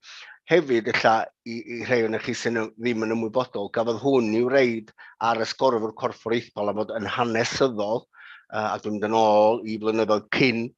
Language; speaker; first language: Welsh; native; Welsh